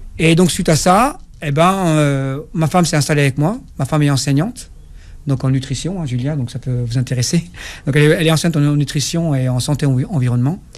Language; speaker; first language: French; non-native, local second language; Kabyle